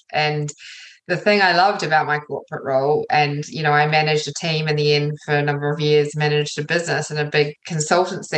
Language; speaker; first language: English; native; English